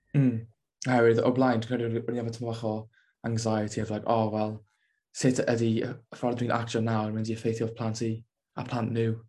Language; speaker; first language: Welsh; non-native, local second language; English